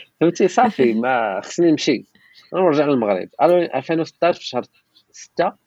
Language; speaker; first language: Arabic; non-native, local second language; Tachelhit